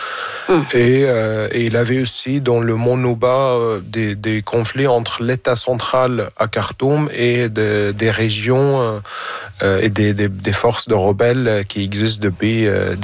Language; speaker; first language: French; non-native, fluent; Arabic